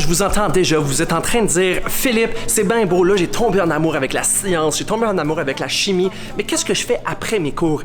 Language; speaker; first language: French; native; French